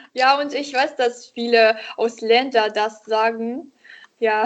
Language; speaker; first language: German; non-native, learner; Italian